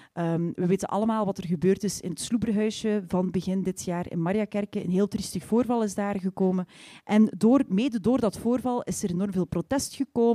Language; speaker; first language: Dutch; native; Dutch